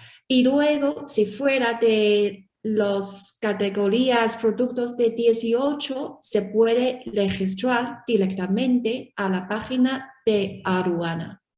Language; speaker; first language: Spanish; non-native, learner; Chinese